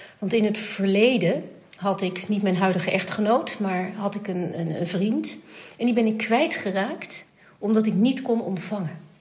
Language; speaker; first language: Dutch; native; Dutch